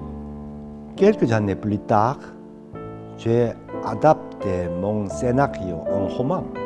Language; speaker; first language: French; non-native, fluent; Korean